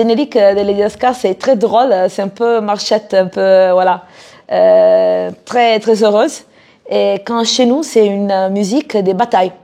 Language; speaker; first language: French; non-native, fluent; Italian